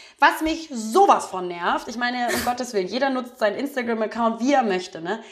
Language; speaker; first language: German; native; German